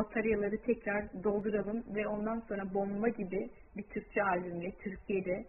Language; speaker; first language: Turkish; early bilingual, heritage; Turkish